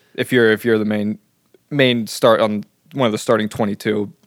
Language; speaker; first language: English; native; English